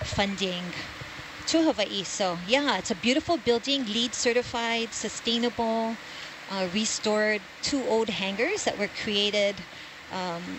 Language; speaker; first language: English; native; English